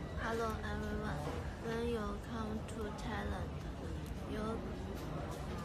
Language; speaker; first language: English; non-native, learner; Chinese